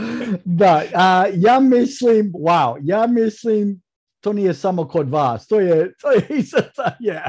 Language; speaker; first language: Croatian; early bilingual, heritage; English